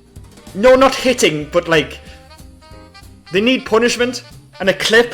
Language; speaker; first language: English; native; English